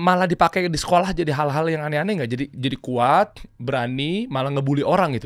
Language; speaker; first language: Indonesian; native; Indonesian